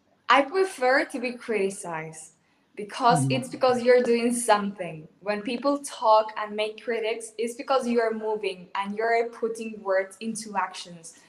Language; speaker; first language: English; non-native, fluent; Spanish